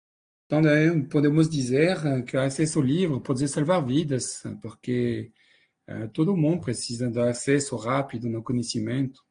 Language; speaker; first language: Portuguese; non-native, fluent; French